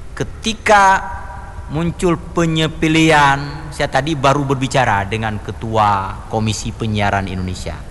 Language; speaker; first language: Indonesian; non-native, local second language; Achinese